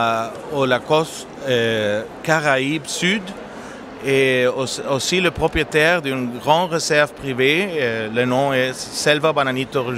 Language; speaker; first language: French; non-native, fluent; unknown